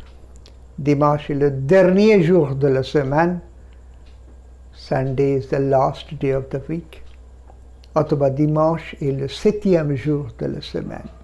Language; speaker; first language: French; non-native, fluent; Bangla